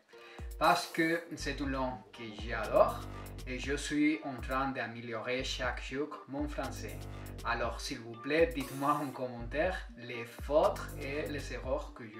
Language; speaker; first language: French; non-native, fluent; Spanish